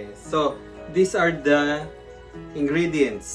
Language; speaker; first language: English; non-native, local second language; Filipino